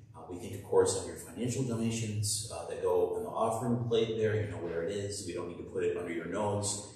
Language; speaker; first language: English; native; English